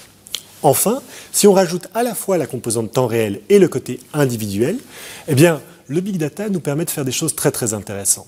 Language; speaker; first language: French; native; French